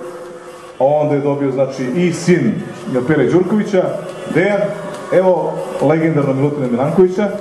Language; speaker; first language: Serbian; native; Serbian